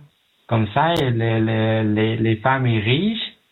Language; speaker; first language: French; non-native, learner; Pashto